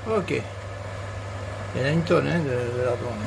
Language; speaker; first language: French; native; French